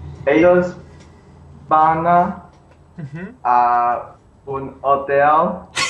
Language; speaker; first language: Spanish; non-native, learner; English